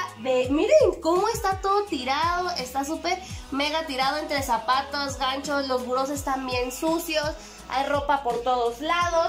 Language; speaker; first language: Spanish; native; Spanish